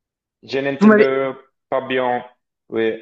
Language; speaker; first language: French; non-native, learner; Italian